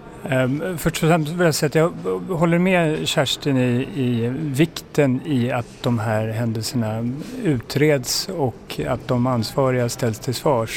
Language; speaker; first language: Swedish; native; Swedish